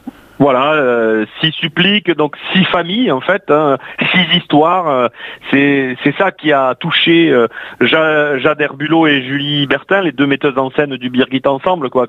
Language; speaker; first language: French; native; French